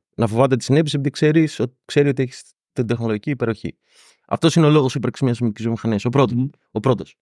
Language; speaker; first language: Greek; native; Greek